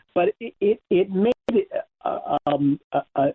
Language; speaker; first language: English; native; English